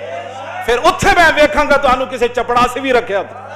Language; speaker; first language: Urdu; non-native, local second language; Punjabi